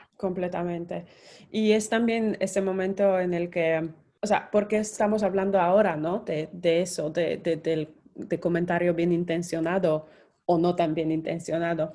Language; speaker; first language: Spanish; non-native, fluent; Polish